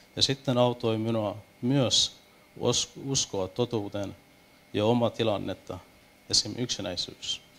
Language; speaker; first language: Finnish; non-native, fluent; Persian